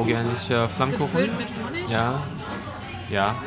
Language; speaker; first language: German; non-native, learner; Korean